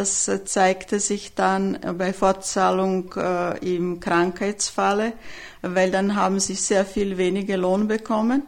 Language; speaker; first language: German; non-native, fluent; Serbian